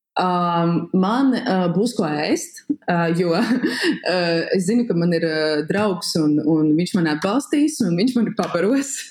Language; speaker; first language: Latvian; native; Latvian